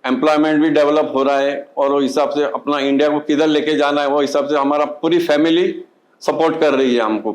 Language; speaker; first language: Hindi; non-native, local second language; Marathi